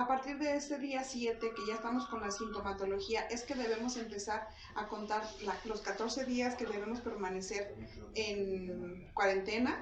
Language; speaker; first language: Spanish; native; Spanish